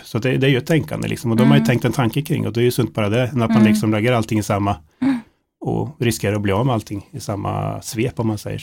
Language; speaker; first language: Swedish; native; Swedish